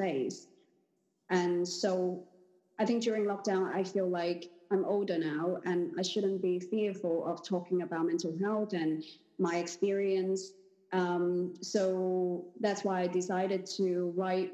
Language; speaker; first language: English; non-native, local second language; Cantonese